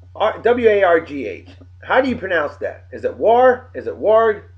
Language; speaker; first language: English; native; English